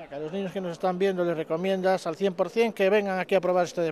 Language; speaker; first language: Spanish; native; Spanish